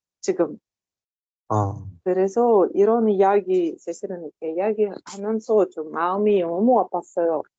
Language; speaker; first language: Korean; non-native, learner; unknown